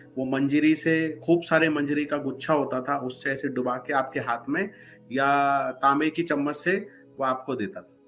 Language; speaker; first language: Hindi; non-native, local second language; Marathi